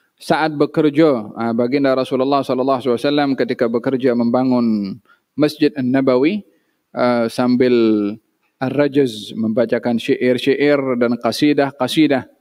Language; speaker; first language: Malay; native; Malay